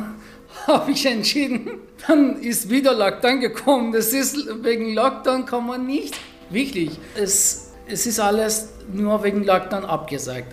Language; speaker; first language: German; non-native, fluent; Persian